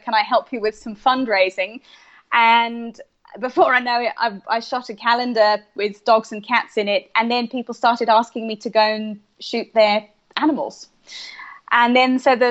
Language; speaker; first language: English; native; English